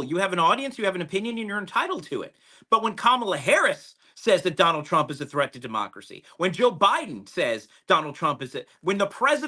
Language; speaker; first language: English; native; English